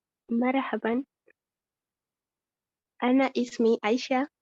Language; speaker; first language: Arabic; non-native, learner; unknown